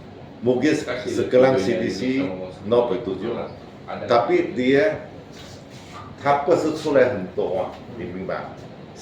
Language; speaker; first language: Indonesian; non-native, learner; Chinese